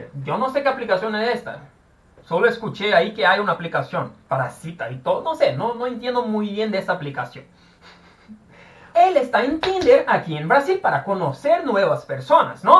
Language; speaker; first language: Spanish; non-native, fluent; Portuguese